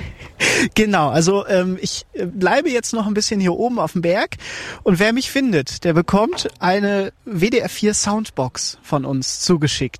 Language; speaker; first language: German; native; German